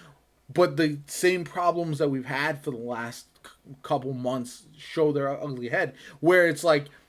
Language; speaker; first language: English; native; English